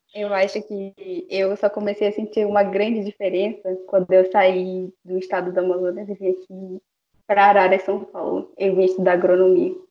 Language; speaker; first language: Portuguese; non-native, local second language; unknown